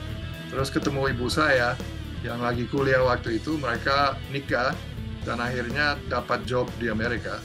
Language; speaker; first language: Indonesian; non-native, fluent; English